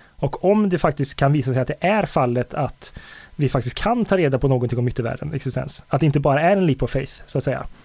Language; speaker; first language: Swedish; native; Swedish